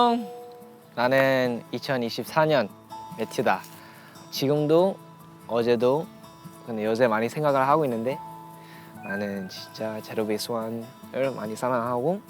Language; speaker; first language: Korean; early bilingual, heritage; English